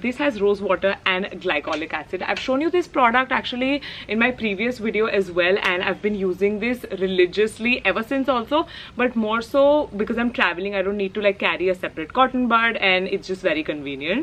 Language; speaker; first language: English; non-native, local second language; Hindi